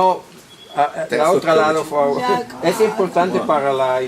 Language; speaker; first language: Spanish; non-native, learner; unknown